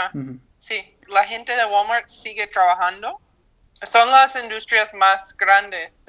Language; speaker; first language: Spanish; non-native, fluent; English